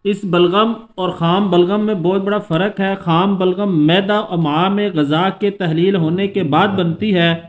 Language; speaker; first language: Hindi; non-native, local second language; Punjabi